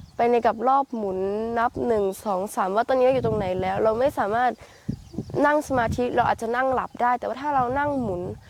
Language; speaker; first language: Thai; early bilingual, heritage; Thai